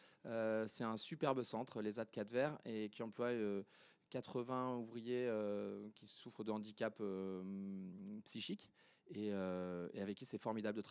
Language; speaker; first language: French; native; French